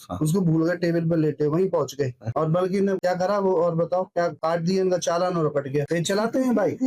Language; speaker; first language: Hindi; native; Hindi